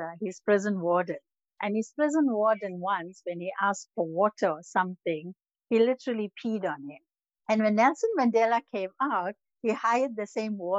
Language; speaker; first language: English; native; English